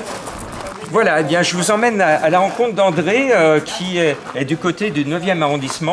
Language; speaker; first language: French; native; French